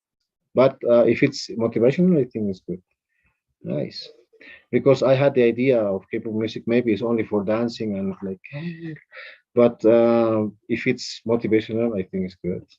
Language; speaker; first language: English; non-native, fluent; Spanish